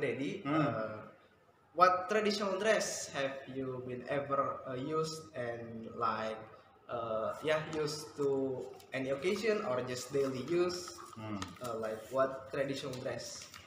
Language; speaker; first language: English; non-native, fluent; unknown